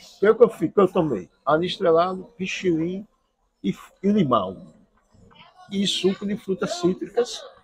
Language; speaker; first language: Portuguese; native; Portuguese